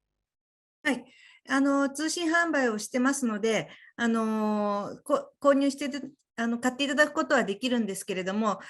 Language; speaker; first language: Japanese; native; Japanese